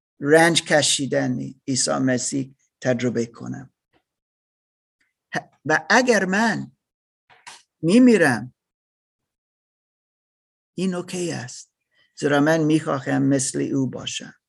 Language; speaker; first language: Persian; non-native, learner; English